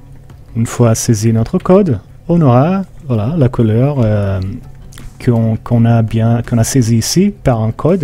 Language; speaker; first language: French; non-native, fluent; Portuguese